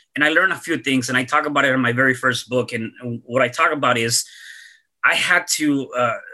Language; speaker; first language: English; early bilingual, other home language; Spanish